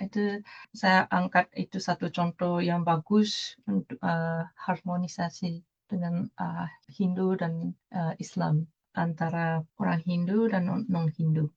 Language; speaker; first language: Indonesian; non-native, fluent; Japanese